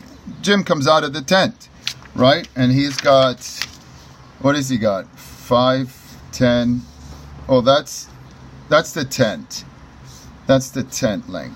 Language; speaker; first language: English; native; English